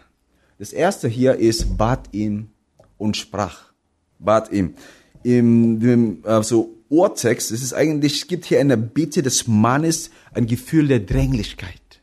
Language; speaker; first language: German; non-native, fluent; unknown